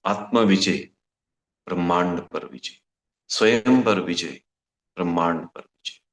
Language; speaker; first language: Hindi; non-native, local second language; Kannada